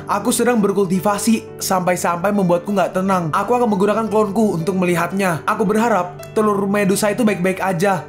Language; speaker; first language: Indonesian; native; Indonesian